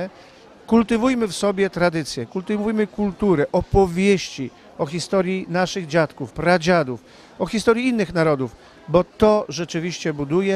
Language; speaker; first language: Polish; native; Polish